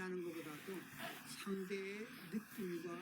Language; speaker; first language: Korean; native; Korean